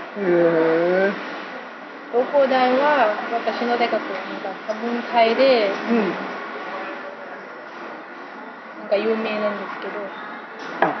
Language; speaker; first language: Japanese; non-native, learner; Thai